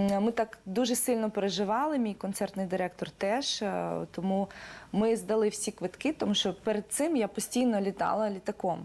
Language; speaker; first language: Ukrainian; non-native, local second language; Russian